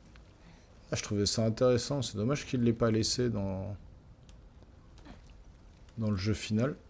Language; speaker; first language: French; native; French